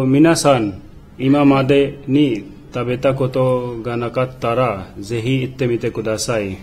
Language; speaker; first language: Japanese; non-native, learner; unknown